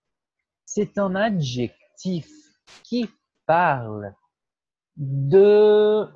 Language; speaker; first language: French; non-native, fluent; Portuguese